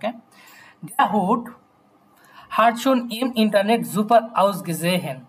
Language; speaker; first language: German; non-native, fluent; Bangla